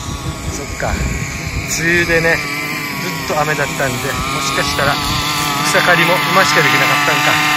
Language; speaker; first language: Japanese; native; Japanese